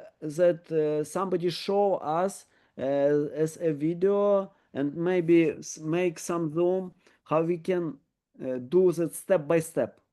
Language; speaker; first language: English; non-native, learner; Ukrainian